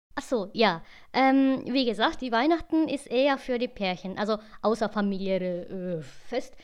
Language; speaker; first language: German; non-native, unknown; Japanese